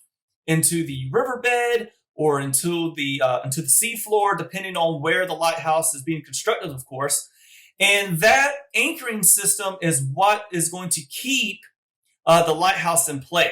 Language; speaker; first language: English; native; English